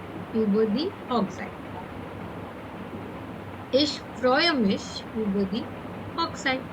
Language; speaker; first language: German; non-native, fluent; Hindi